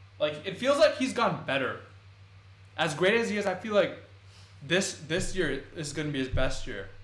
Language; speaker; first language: English; native; English